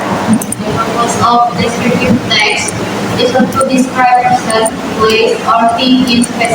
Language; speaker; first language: English; non-native, learner; Indonesian